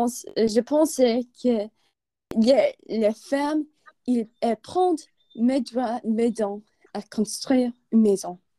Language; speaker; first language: French; non-native, learner; English